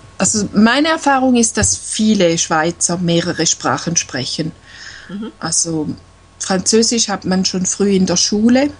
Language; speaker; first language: German; native; German